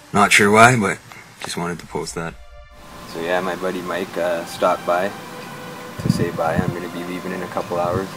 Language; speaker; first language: English; native; English